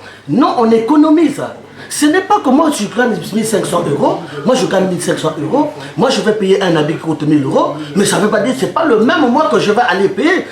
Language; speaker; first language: French; non-native, local second language; Lingala